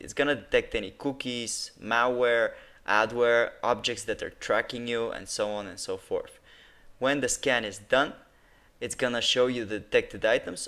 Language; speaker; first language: English; non-native, fluent; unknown